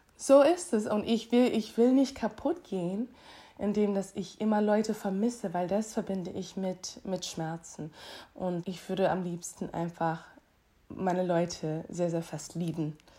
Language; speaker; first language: German; early bilingual, heritage; English